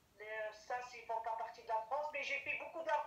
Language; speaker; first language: French; non-native, learner; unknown